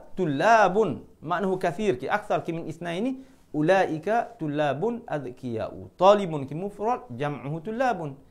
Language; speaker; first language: Arabic; non-native, fluent; Malay